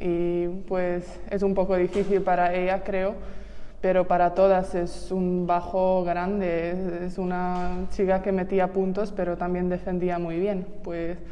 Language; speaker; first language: Spanish; non-native, learner; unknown